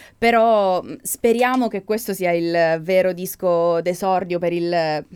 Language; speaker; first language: Italian; native; Italian